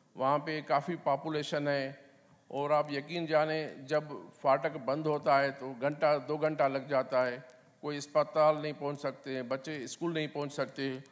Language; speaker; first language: Urdu; non-native, local second language; Sindhi